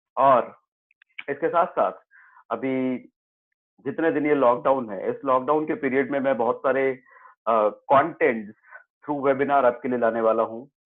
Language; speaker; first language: Hindi; native; Hindi